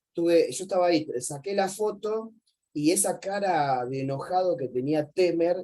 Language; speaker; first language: Spanish; native; Spanish